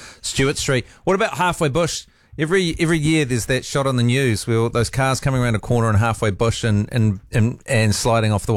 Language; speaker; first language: English; native; English